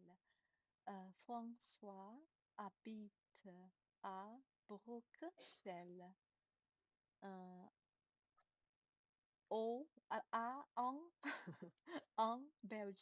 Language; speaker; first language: French; non-native, learner; Chinese